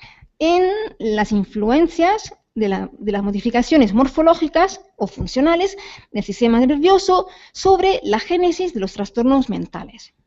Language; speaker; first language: Spanish; native; Spanish